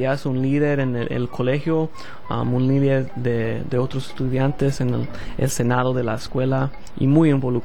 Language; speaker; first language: Spanish; early bilingual, heritage; Spanish